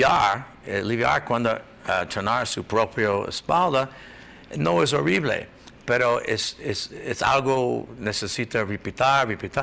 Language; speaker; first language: Spanish; non-native, learner; English